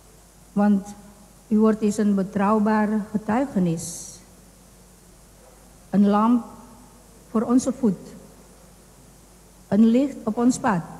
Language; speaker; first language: Dutch; non-native, fluent; Indonesian